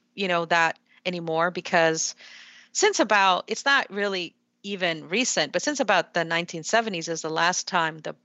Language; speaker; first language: English; early bilingual, other home language; Spanish